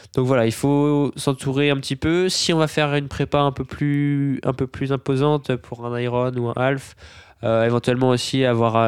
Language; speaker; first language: French; native; French